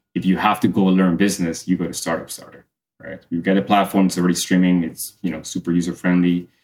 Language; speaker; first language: English; early bilingual, other home language; Spanish